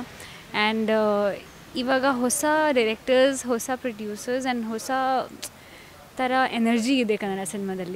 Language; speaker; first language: Kannada; non-native, fluent; Hindi